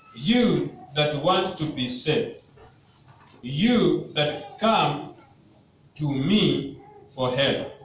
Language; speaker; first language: English; non-native, local second language; Swahili